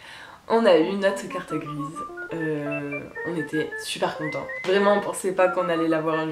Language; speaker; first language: French; native; French